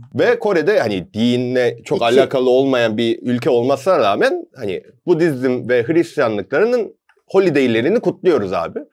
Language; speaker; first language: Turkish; non-native, fluent; Korean